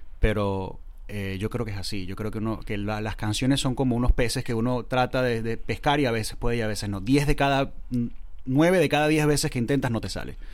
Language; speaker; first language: Spanish; native; Spanish